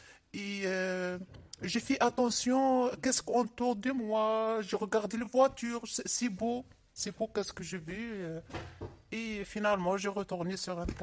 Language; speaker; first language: French; non-native, learner; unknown